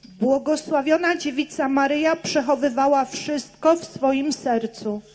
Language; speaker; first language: Polish; native; Polish